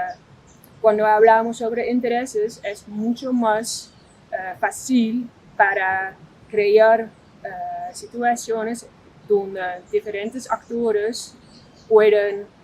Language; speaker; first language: Spanish; non-native, fluent; Dutch